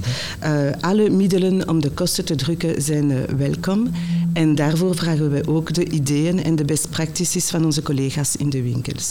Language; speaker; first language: Dutch; non-native, local second language; French